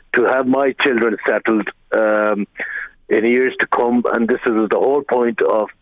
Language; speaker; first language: English; native; English